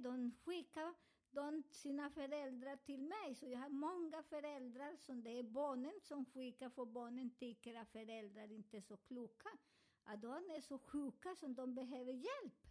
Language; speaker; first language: Swedish; non-native, learner; Spanish